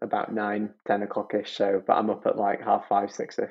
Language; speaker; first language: English; native; English